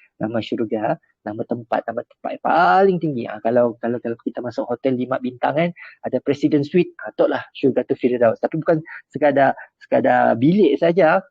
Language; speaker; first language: Malay; native; Malay